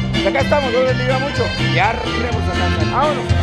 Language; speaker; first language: Spanish; native; Spanish